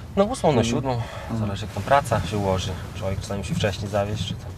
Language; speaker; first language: Polish; native; Polish